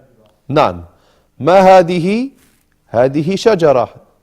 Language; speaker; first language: Arabic; non-native, fluent; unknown